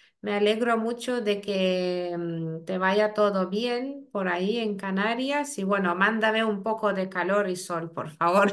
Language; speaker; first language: Spanish; non-native, fluent; Lithuanian